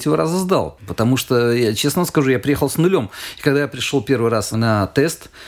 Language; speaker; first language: Russian; native; Russian